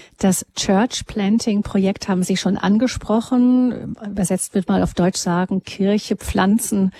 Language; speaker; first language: German; native; German